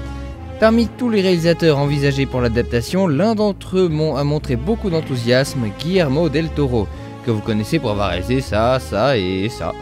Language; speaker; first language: French; native; French